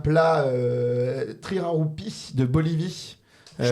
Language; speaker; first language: French; native; French